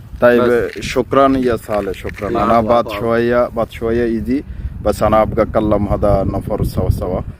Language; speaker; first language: Arabic; non-native, learner; Bangla